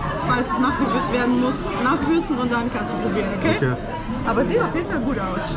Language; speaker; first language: German; early bilingual, other home language; Arabic